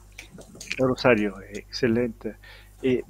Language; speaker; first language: Spanish; non-native, fluent; Italian